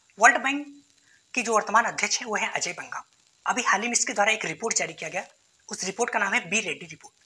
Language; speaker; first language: Hindi; native; Hindi